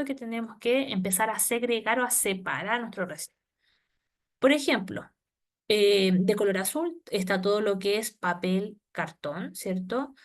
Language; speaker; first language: Spanish; native; Spanish